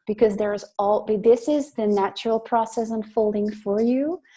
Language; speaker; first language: English; non-native, fluent; Dutch